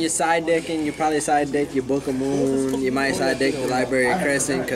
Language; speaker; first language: English; native; English